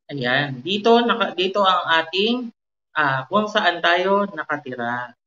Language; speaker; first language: Filipino; native; Filipino